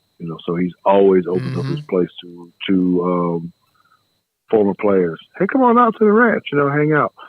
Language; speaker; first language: English; native; English